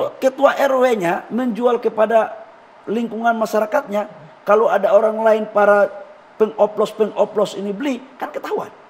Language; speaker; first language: Indonesian; native; Indonesian